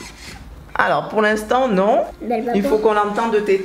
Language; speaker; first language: French; native; French